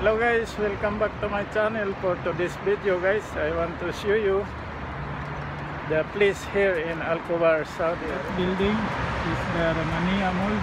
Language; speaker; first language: English; non-native, local second language; Filipino